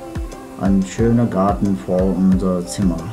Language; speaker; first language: German; non-native, fluent; Nepali